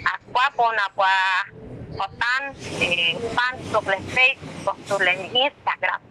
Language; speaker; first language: French; non-native, learner; Spanish